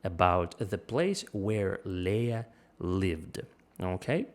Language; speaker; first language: English; non-native, fluent; Russian